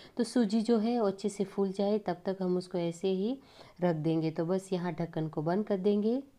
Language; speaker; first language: Hindi; non-native, local second language; Gujarati